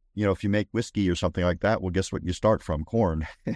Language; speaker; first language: English; native; English